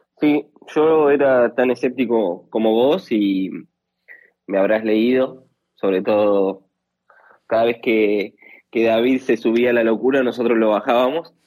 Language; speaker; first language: Spanish; native; Spanish